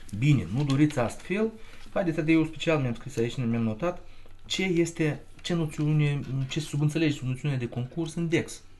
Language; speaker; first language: Romanian; non-native, local second language; Russian